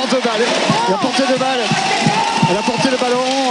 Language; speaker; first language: French; native; French